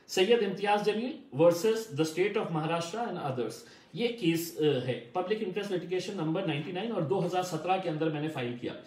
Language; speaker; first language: Hindi; non-native, local second language; Urdu